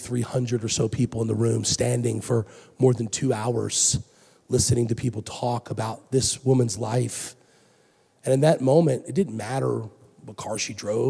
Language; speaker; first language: English; native; English